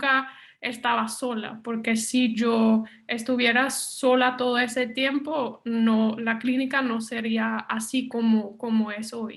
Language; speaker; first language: Spanish; non-native, fluent; Dutch